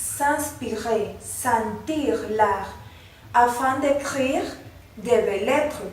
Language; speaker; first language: French; non-native, learner; Spanish